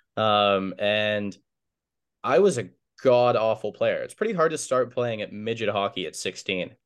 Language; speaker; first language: English; native; English